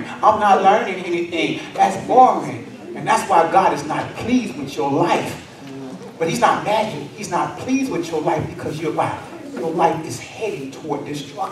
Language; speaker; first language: English; native; English